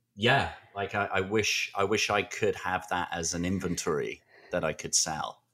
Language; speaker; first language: English; native; English